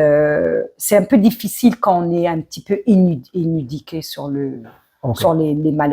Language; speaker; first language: French; early bilingual, other home language; Arabic